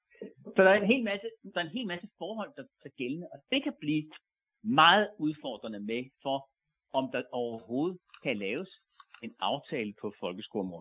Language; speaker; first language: Danish; native; Danish